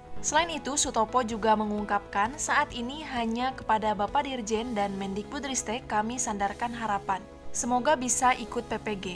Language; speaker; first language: Indonesian; native; Indonesian